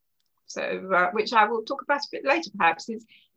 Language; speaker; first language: English; native; English